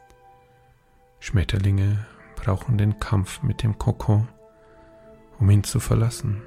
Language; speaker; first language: German; native; German